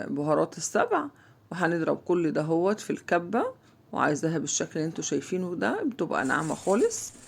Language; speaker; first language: Arabic; native; Arabic